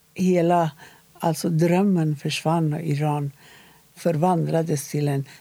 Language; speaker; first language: Swedish; non-native, fluent; Persian